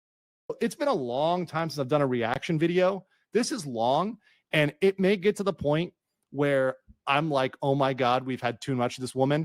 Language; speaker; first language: English; native; English